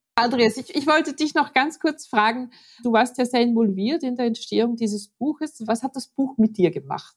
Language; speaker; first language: German; native; German